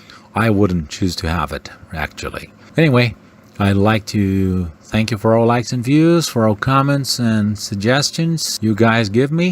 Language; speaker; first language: English; non-native, fluent; Portuguese